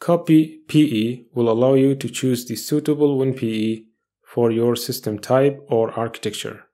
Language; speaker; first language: English; non-native, fluent; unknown